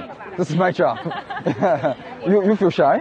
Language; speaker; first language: English; non-native, fluent; Korean